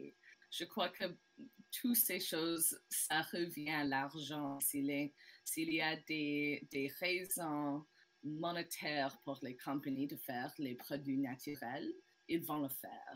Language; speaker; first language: French; non-native, local second language; English